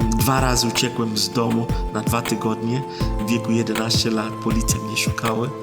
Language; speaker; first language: Polish; non-native, fluent; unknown